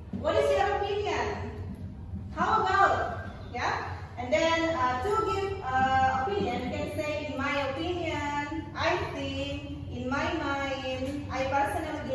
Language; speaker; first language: English; non-native, fluent; Indonesian